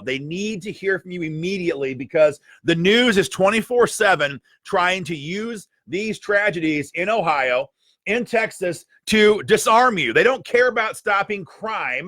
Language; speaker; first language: English; native; English